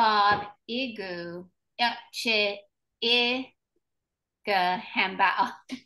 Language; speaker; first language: Chinese; non-native, learner; English